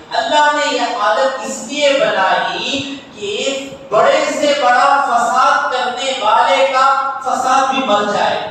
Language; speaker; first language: Urdu; native; Urdu